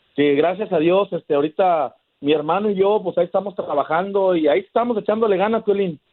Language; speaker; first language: Spanish; native; Spanish